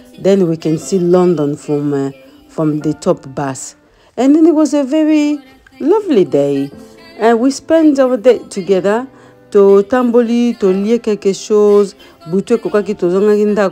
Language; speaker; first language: English; non-native, fluent; Lingala